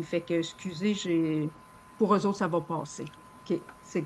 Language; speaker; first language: French; native; French